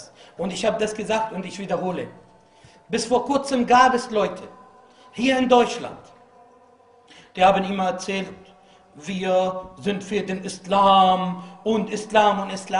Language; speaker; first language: German; non-native, fluent; Arabic